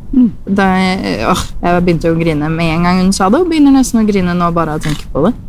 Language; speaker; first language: Norwegian; native; Norwegian